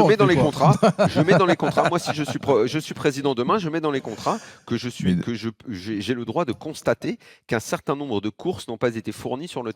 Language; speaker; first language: French; native; French